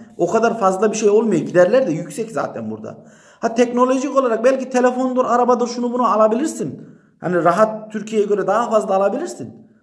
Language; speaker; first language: Turkish; native; Turkish